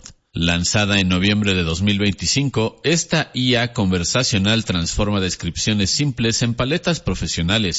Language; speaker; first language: Spanish; native; Spanish